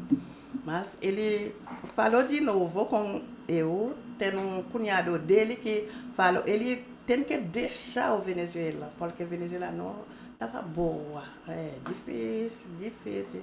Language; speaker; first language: Portuguese; non-native, learner; Haitian Creole